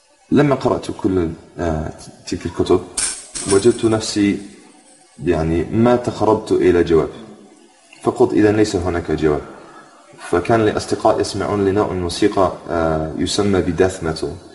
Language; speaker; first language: Arabic; non-native, fluent; English